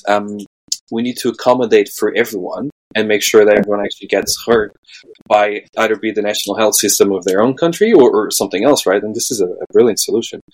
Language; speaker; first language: English; non-native, fluent; Portuguese